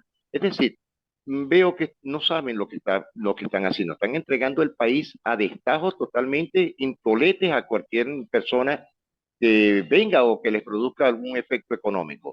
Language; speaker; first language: Spanish; native; Spanish